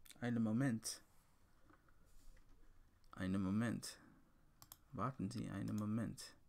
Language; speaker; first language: German; non-native, learner; English